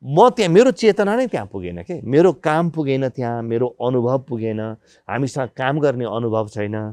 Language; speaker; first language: Nepali; native; Nepali